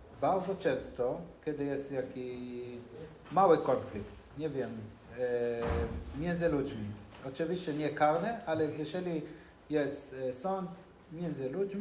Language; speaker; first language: Polish; non-native, learner; Hebrew